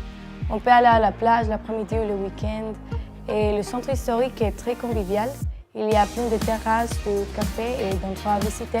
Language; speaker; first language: French; non-native, fluent; Spanish